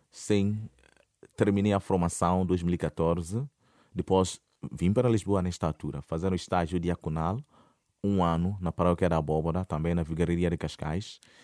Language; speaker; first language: Portuguese; non-native, fluent; Akan